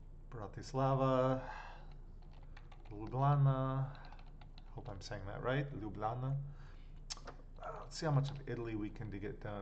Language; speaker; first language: English; native; English